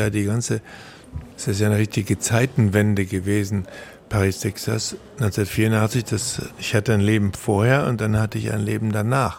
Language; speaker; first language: German; native; German